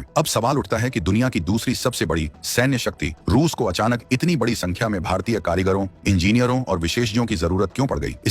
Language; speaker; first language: Hindi; native; Hindi